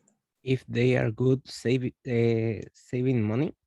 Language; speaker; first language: English; non-native, learner; Spanish